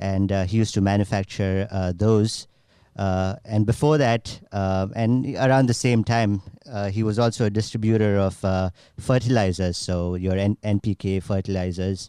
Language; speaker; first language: English; non-native, local second language; Gujarati